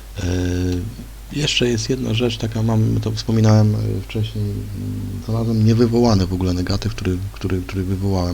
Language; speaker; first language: Polish; native; Polish